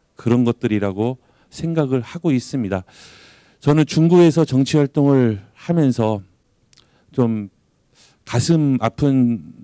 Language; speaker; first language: Korean; native; Korean